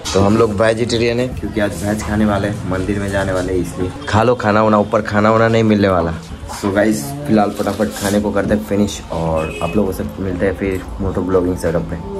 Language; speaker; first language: Hindi; non-native, local second language; Bangla